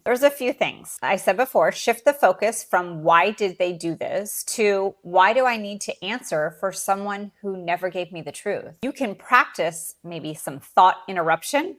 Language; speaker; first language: English; native; English